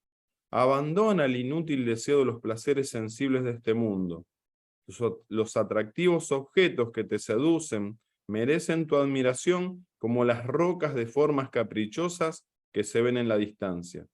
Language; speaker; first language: Spanish; native; Spanish